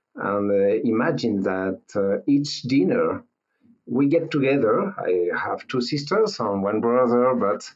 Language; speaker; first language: English; non-native, learner; French